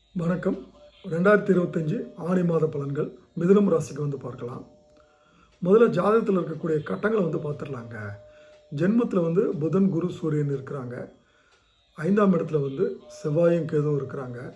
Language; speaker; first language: Tamil; native; Tamil